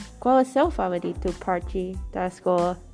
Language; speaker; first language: Portuguese; non-native, learner; English